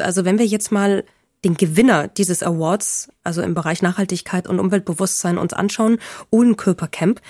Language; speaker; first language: German; native; German